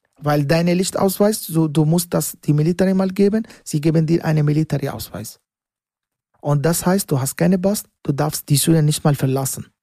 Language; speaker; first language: German; non-native, learner; Arabic